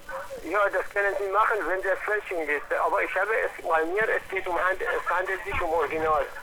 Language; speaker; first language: German; non-native, learner; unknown